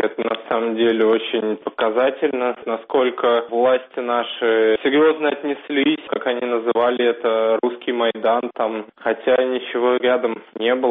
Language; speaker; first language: Russian; native; Russian